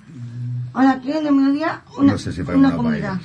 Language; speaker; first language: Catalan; non-native, learner; Spanish